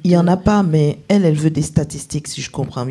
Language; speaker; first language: French; native; French